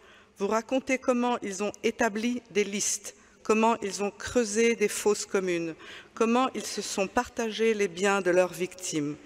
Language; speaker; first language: French; native; French